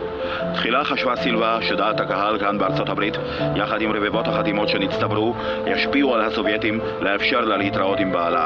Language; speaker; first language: Hebrew; native; Hebrew